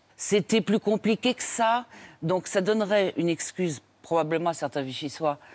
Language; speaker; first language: French; native; French